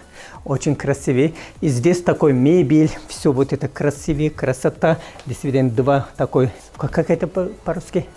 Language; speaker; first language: Russian; non-native, fluent; Turkish